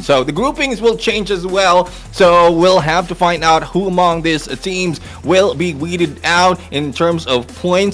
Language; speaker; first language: English; non-native, local second language; Filipino